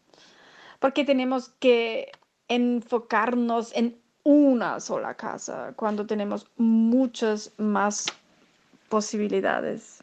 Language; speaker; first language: Spanish; non-native, fluent; German